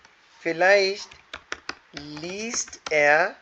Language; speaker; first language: German; non-native, fluent; Hindi